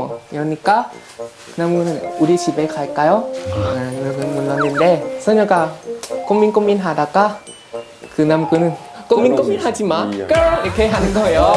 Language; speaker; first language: Korean; non-native, learner; Thai